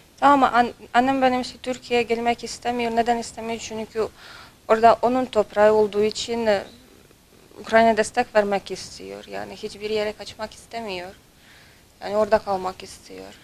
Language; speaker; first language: Turkish; non-native, fluent; Ukrainian